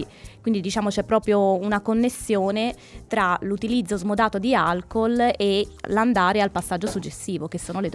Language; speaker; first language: Italian; native; Italian